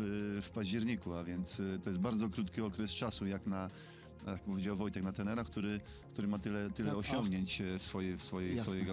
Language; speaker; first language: Polish; native; Polish